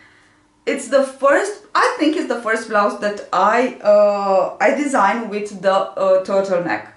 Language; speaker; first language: English; non-native, fluent; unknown